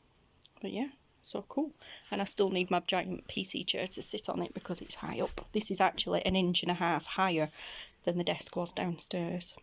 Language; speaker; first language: English; native; English